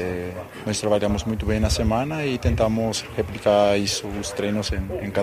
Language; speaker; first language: Portuguese; non-native, fluent; Spanish